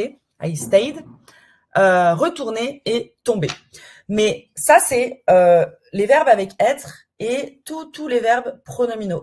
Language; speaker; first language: French; native; French